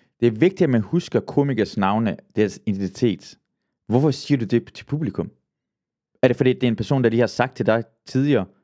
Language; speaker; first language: Danish; early bilingual, other home language; Persian